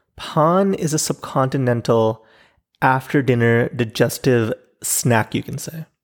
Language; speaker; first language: English; non-native, local second language; Urdu